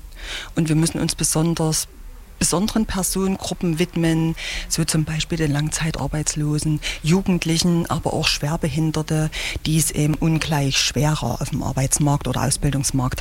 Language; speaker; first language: German; native; German